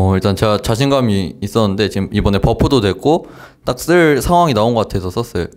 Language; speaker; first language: Korean; native; Korean